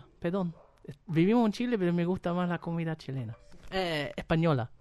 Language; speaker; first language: Spanish; non-native, fluent; German